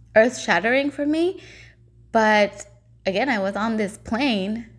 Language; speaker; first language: English; non-native, fluent; Spanish